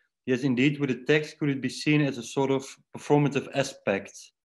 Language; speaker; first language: English; non-native, fluent; Dutch